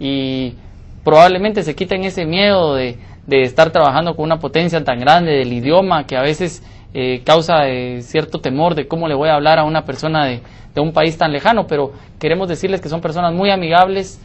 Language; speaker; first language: Spanish; native; Spanish